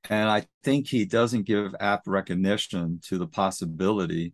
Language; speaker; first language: English; native; English